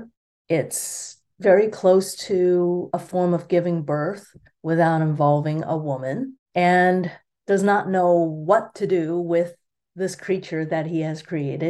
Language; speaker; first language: English; early bilingual, other home language; Chinese